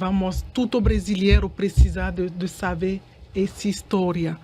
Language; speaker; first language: Portuguese; non-native, learner; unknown